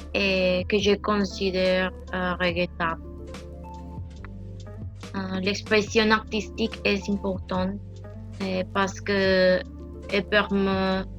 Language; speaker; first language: French; non-native, learner; Spanish